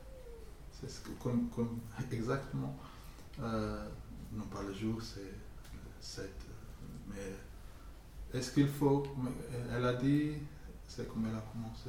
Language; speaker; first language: French; non-native, fluent; English